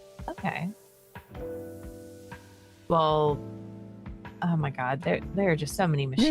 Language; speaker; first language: English; native; English